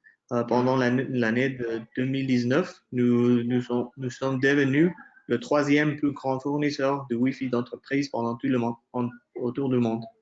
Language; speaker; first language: French; non-native, fluent; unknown